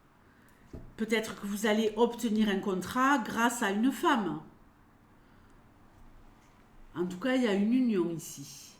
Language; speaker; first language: French; native; French